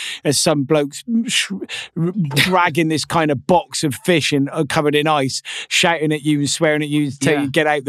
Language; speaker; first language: English; native; English